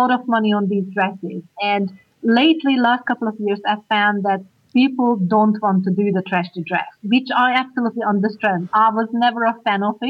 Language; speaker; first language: English; non-native, fluent; Hungarian